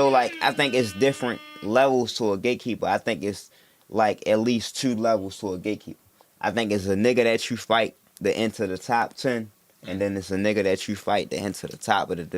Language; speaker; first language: English; native; English